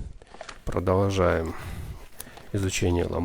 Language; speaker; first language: Russian; native; Russian